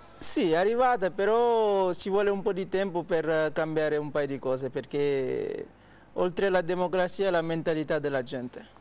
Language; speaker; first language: Italian; non-native, fluent; Wolof